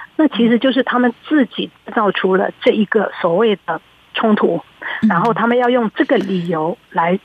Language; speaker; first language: Chinese; early bilingual, heritage; Chinese